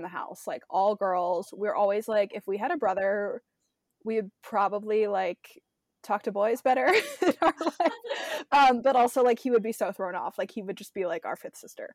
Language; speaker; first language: English; native; English